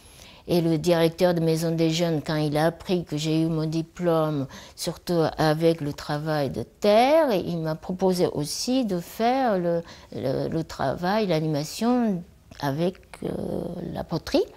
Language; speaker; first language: French; non-native, fluent; Japanese